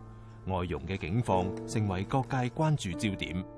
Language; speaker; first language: Cantonese; native; Cantonese